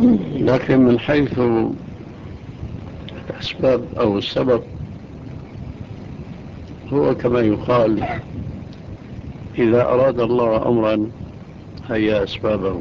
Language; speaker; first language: Arabic; early bilingual, other home language; Albanian